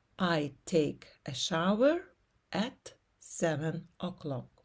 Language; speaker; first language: English; non-native, fluent; Lithuanian